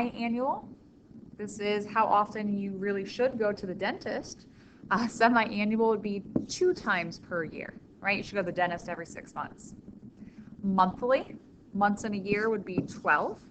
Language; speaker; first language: English; native; English